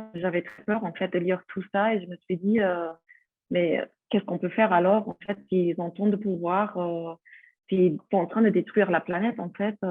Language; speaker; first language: French; non-native, fluent; German